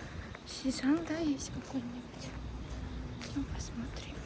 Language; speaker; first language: Russian; non-native, local second language; Kazakh